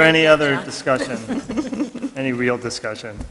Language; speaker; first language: English; native; English